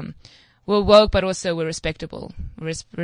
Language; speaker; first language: English; native; English